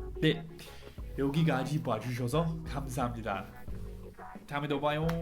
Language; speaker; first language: Korean; non-native, fluent; English